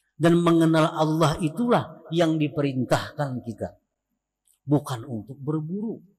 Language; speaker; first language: Indonesian; non-native, local second language; Banjar